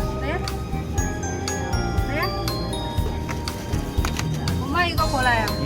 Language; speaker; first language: Korean; non-native, learner; Vietnamese